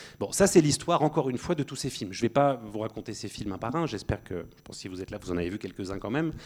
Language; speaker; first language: French; native; French